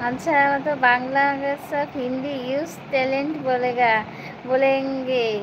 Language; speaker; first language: Hindi; non-native, local second language; Bangla